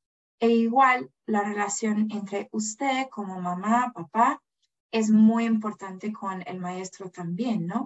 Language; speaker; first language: Spanish; non-native, fluent; English